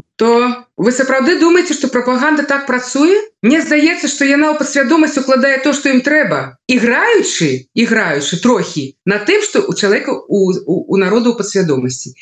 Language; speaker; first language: Belarusian; non-native, local second language; Russian